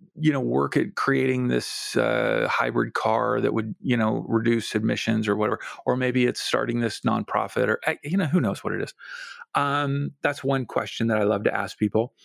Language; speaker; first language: English; native; English